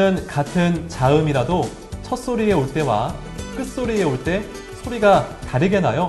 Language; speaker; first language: Korean; native; Korean